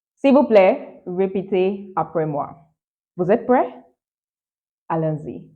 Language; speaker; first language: French; non-native, fluent; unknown